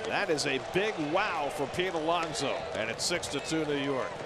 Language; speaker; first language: English; native; English